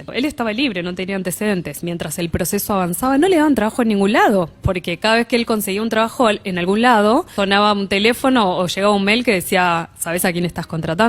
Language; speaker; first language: Spanish; native; Spanish